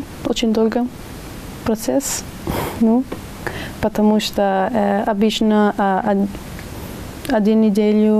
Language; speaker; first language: Russian; non-native, learner; Italian